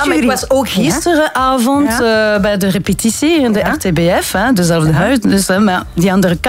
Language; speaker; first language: Dutch; non-native, local second language; French